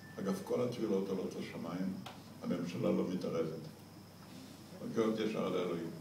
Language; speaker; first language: Hebrew; early bilingual, other home language; Yiddish